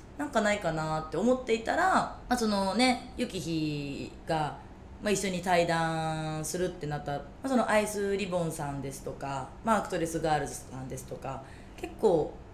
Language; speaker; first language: Japanese; native; Japanese